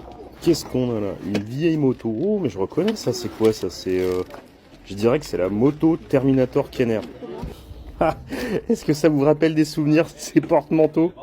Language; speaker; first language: French; native; French